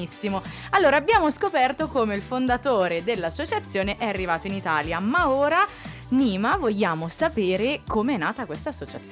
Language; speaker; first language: Italian; native; Italian